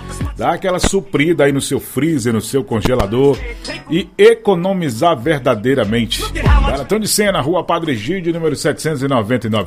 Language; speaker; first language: Portuguese; native; Portuguese